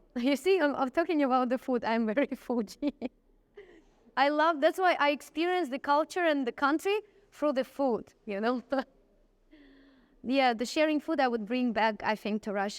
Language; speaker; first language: English; non-native, fluent; Russian